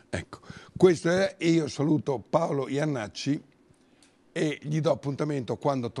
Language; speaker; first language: Italian; native; Italian